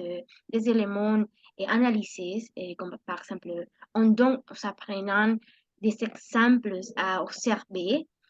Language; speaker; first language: French; non-native, learner; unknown